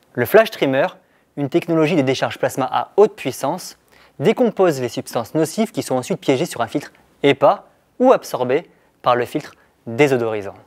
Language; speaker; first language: French; native; French